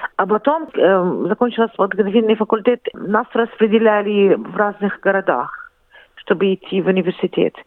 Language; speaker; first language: Russian; non-native, fluent; Arabic